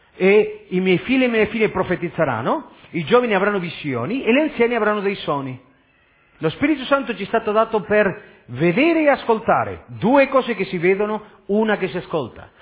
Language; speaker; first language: Italian; non-native, fluent; Spanish